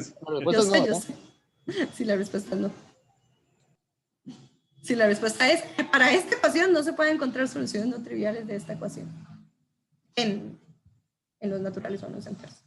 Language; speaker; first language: Spanish; native; Spanish